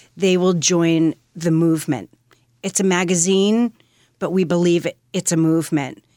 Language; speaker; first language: English; native; English